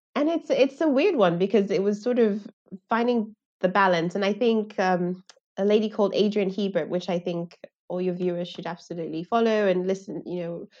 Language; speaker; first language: English; non-native, local second language; Yoruba